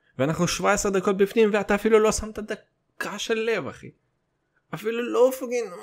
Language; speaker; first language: Hebrew; early bilingual, other home language; Russian